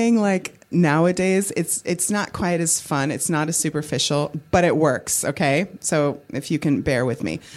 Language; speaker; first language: English; native; English